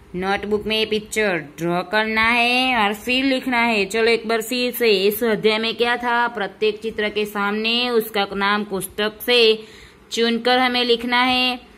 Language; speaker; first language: Hindi; non-native, local second language; Gujarati